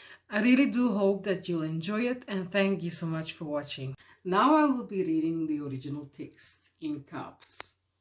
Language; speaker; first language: English; non-native, local second language; Afrikaans